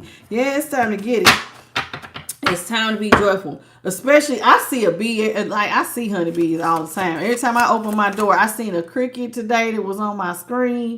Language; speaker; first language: English; native; English